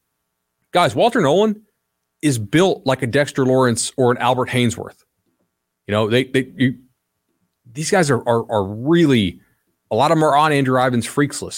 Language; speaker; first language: English; native; English